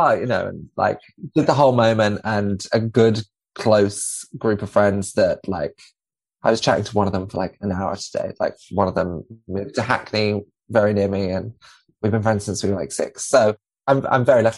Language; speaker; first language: English; native; English